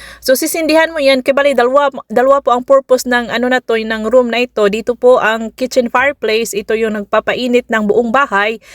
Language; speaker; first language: Filipino; non-native, local second language; Cebuano